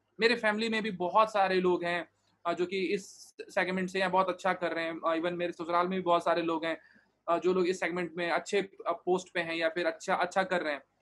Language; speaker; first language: Hindi; native; Hindi